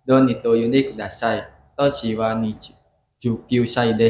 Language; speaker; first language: Japanese; non-native, learner; Indonesian